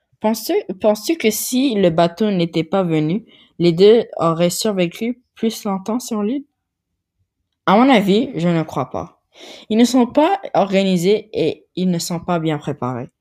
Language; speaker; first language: French; non-native, learner; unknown